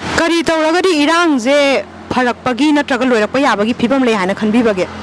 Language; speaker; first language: Manipuri; native; Manipuri